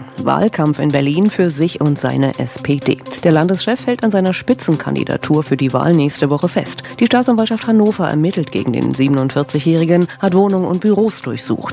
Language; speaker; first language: German; native; German